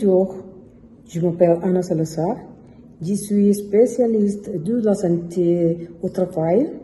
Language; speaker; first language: French; non-native, learner; Spanish